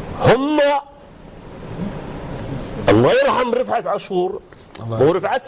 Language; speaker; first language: Arabic; native; Arabic